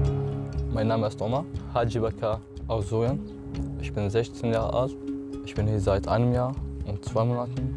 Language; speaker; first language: German; non-native, learner; Arabic